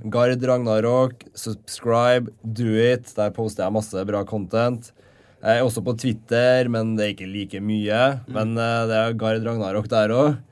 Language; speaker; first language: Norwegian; native; Norwegian